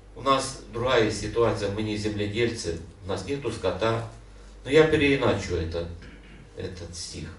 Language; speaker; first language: Russian; non-native, local second language; Ukrainian